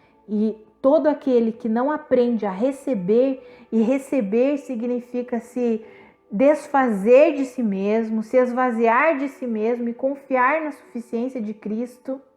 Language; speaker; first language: Portuguese; native; Portuguese